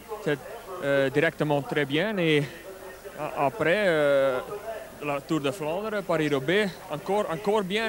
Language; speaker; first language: French; non-native, learner; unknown